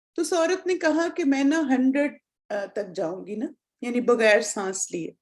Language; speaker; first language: Urdu; native; Urdu